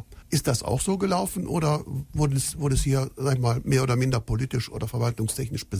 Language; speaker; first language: German; native; German